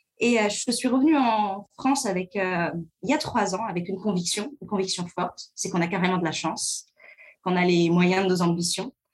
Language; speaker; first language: French; early bilingual, other home language; Arabic